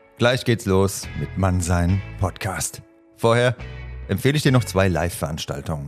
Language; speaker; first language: German; native; German